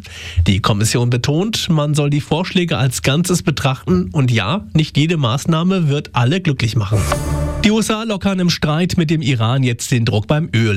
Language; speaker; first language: German; native; German